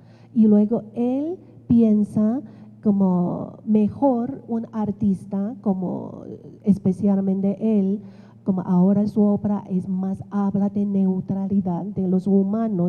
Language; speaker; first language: Spanish; non-native, fluent; Chinese